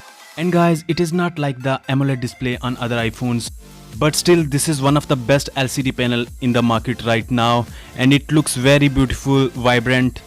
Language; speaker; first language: English; non-native, local second language; Urdu